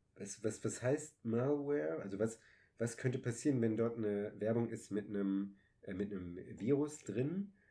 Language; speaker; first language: German; native; German